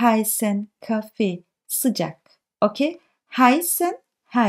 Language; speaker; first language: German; non-native, fluent; Turkish